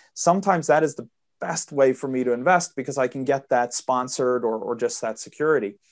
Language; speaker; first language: English; early bilingual, heritage; Swedish